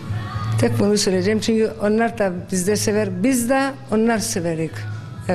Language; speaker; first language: Turkish; non-native, local second language; Arabic